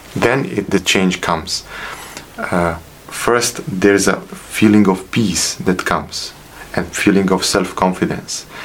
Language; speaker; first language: English; non-native, fluent; Bosnian